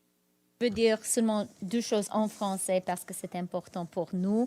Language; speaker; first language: French; non-native, fluent; English